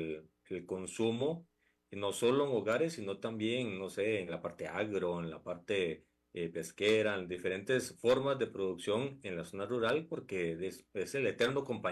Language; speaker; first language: Spanish; native; Spanish